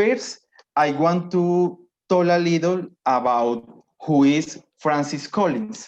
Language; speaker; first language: English; non-native, learner; Spanish